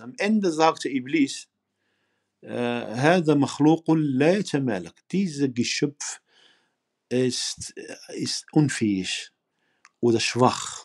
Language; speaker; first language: German; non-native, fluent; Arabic